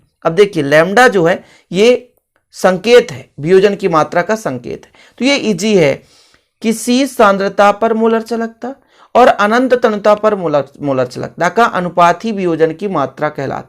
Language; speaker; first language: Hindi; native; Hindi